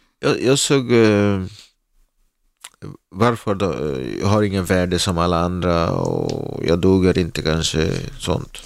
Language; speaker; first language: Swedish; non-native, learner; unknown